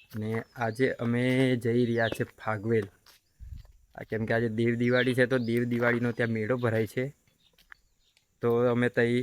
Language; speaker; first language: Gujarati; non-native, local second language; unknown